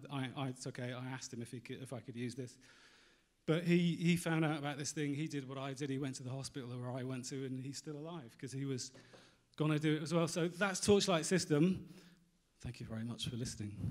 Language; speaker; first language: English; native; English